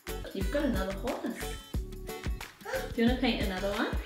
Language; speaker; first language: English; native; English